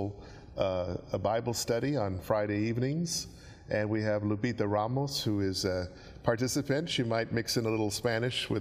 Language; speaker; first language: English; native; English